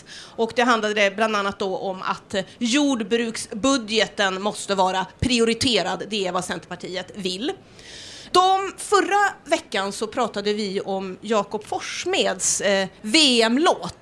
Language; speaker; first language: Swedish; native; Swedish